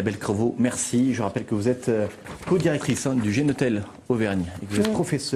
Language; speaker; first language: French; native; French